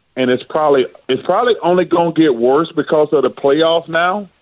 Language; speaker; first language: English; native; English